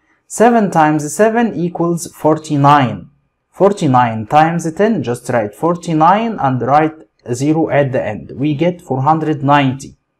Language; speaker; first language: English; non-native, fluent; Arabic